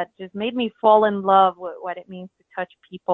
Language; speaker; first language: English; non-native, fluent; Spanish